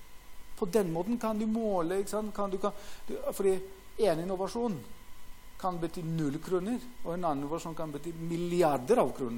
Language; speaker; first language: Norwegian; non-native, fluent; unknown